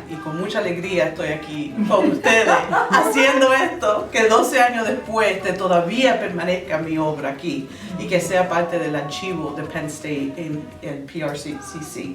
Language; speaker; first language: Spanish; early bilingual, other home language; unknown